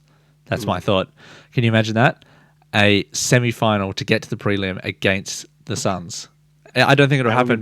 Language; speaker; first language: English; native; English